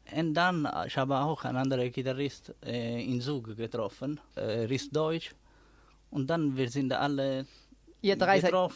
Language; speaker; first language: German; non-native, learner; Italian